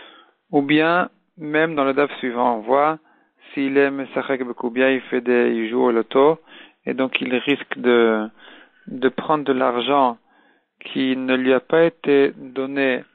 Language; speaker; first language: French; native; French